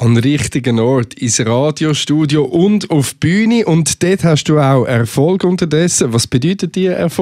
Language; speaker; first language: German; native; German